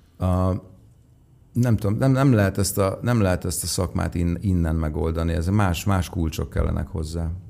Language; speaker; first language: Hungarian; native; Hungarian